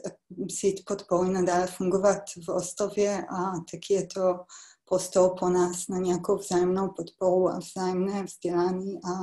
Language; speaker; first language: Czech; non-native, fluent; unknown